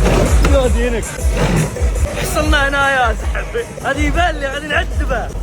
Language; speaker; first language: Arabic; native; Arabic